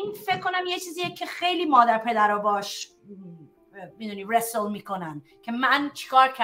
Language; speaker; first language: Persian; early bilingual, heritage; Persian